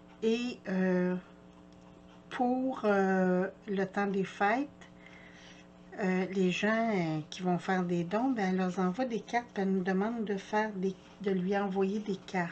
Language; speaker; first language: French; native; French